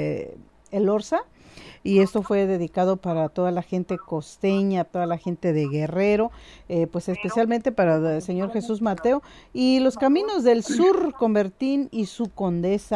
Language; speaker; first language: Spanish; non-native, local second language; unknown